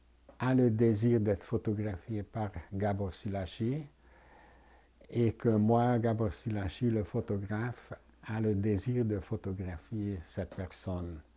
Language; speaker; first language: French; non-native, fluent; Hungarian